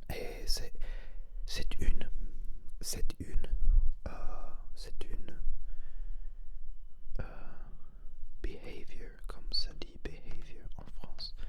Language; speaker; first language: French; non-native, learner; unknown